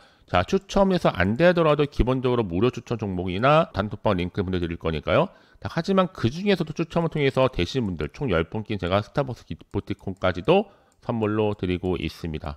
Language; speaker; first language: Korean; native; Korean